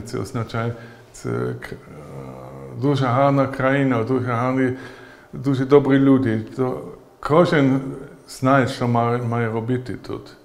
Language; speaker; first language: Ukrainian; non-native, learner; German